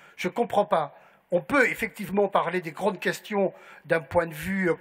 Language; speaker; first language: French; native; French